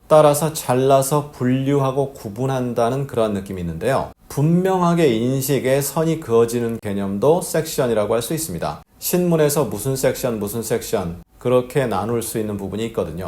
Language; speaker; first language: Korean; native; Korean